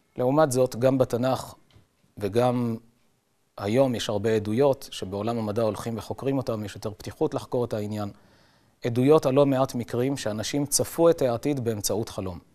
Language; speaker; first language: Hebrew; native; Hebrew